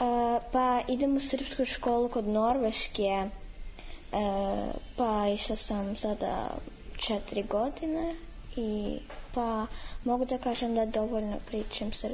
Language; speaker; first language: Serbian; early bilingual, heritage; Serbian